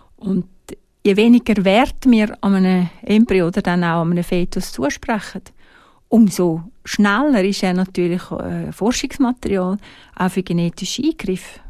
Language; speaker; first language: German; native; German